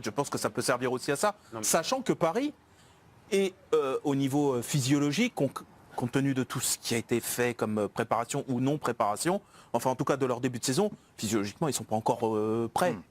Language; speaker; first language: French; native; French